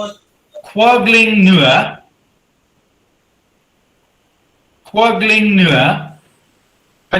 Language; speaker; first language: Thai; non-native, learner; English